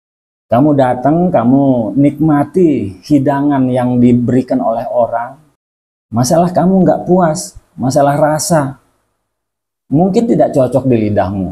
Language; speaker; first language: Indonesian; native; Indonesian